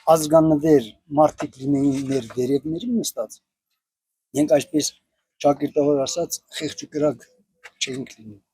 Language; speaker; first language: Armenian; native; Armenian